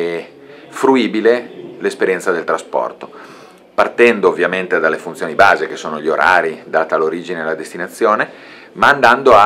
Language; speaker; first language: Italian; native; Italian